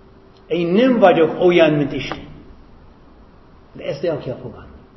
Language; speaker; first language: Hungarian; non-native, fluent; English